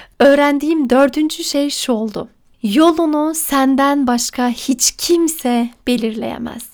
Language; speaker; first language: Turkish; native; Turkish